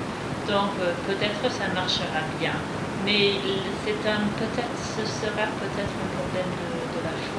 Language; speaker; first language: French; non-native, fluent; English